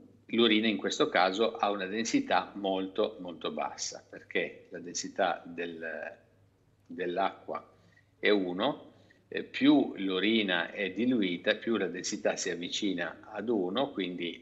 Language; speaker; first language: Italian; native; Italian